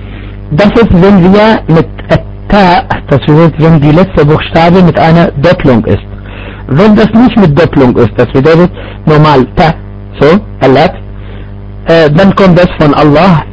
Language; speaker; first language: German; non-native, fluent; Arabic